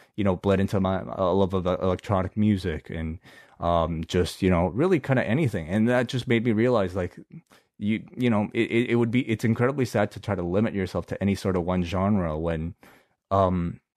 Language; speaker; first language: English; non-native, local second language; Cantonese